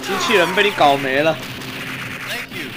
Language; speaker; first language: Chinese; native; Chinese